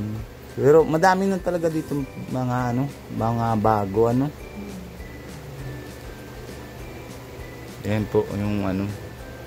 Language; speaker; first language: Filipino; non-native, fluent; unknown